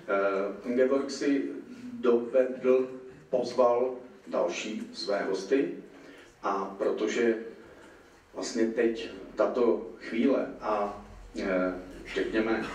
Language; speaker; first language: Czech; native; Czech